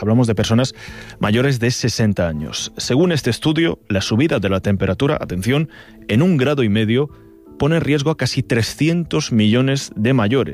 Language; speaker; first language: Spanish; native; Spanish